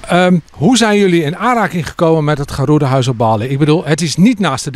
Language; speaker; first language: Dutch; native; Dutch